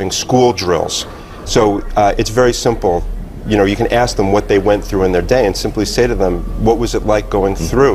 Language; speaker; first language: English; native; English